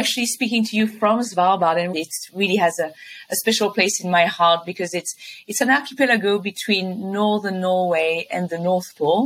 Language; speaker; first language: English; non-native, fluent; French